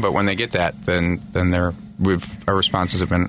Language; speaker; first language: English; native; English